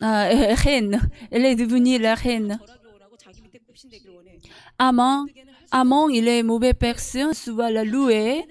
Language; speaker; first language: French; non-native, learner; Korean